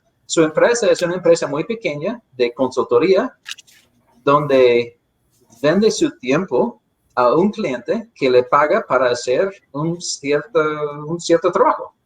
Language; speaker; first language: Spanish; non-native, fluent; English